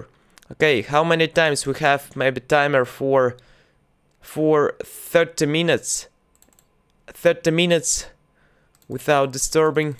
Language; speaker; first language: English; non-native, learner; Russian